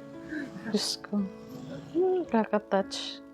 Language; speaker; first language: Filipino; native; Filipino